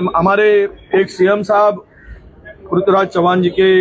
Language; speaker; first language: Hindi; non-native, local second language; Marathi